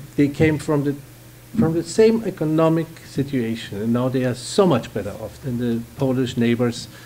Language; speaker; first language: English; non-native, fluent; German